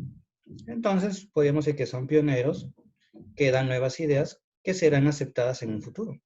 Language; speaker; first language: Spanish; native; Spanish